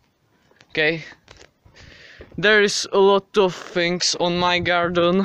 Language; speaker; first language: English; non-native, learner; Czech